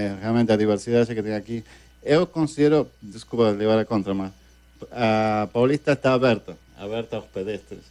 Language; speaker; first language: Portuguese; non-native, fluent; Spanish